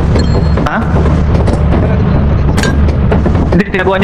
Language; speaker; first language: Filipino; native; Filipino